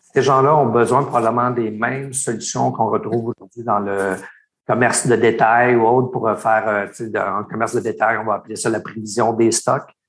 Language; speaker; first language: French; native; French